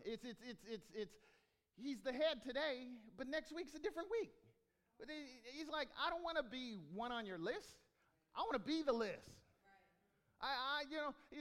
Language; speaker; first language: English; native; English